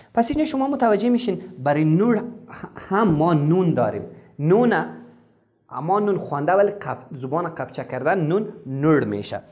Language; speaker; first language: Persian; non-native, local second language; Pashto